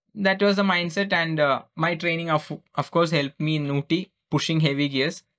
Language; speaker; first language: English; non-native, local second language; Malayalam